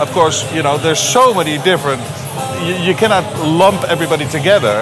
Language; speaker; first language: English; non-native, fluent; Dutch